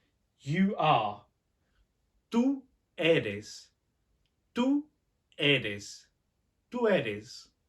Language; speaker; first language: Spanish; non-native, fluent; English